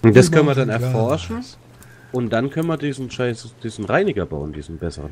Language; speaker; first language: German; native; German